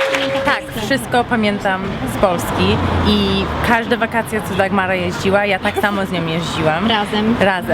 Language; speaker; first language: Polish; early bilingual, heritage; Polish